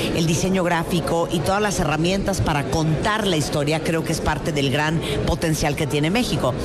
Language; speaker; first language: Spanish; native; Spanish